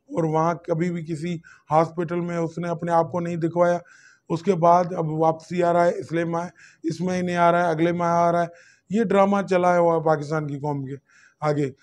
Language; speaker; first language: Urdu; non-native, local second language; Sindhi